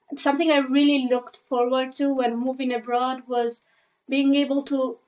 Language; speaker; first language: English; non-native, fluent; Spanish